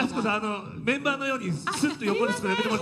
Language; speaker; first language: Japanese; native; Japanese